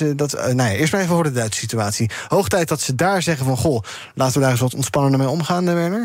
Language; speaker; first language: Dutch; native; Dutch